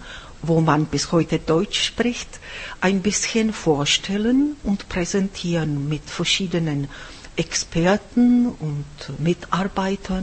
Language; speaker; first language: German; non-native, fluent; Czech